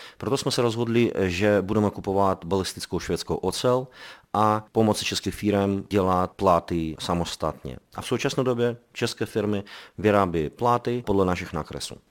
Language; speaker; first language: Czech; non-native, fluent; Belarusian